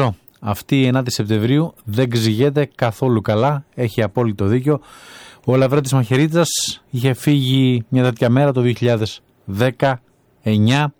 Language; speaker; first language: Greek; native; Greek